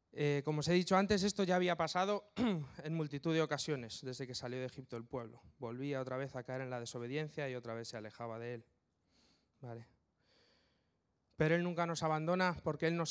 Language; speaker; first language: Spanish; native; Spanish